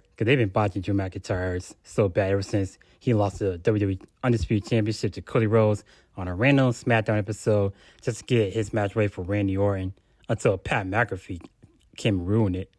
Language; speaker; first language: English; native; English